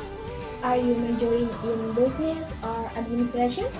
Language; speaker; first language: English; non-native, learner; Indonesian